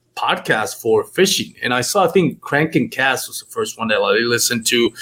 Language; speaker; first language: English; non-native, fluent; Spanish